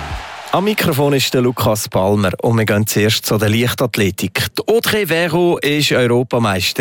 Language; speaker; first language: German; native; German